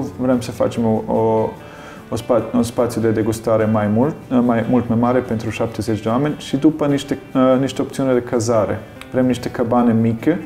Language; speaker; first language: Romanian; non-native, learner; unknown